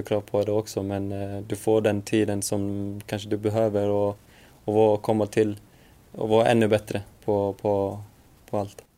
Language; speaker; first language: Swedish; non-native, fluent; Icelandic